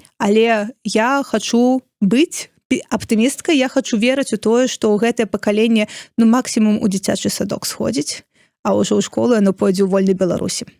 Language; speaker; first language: Belarusian; non-native, local second language; Russian